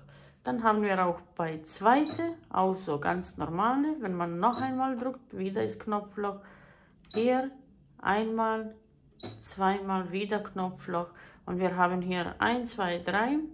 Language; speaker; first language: German; non-native, fluent; Croatian